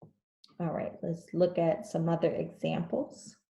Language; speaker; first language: English; native; English